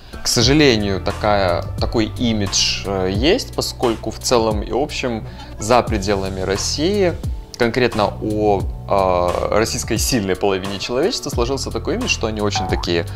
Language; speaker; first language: Russian; native; Russian